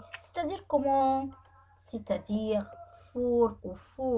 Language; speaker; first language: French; non-native, fluent; Arabic